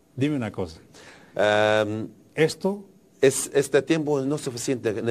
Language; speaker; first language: Spanish; non-native, learner; Arabic